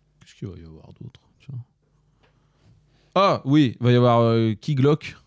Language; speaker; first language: French; native; French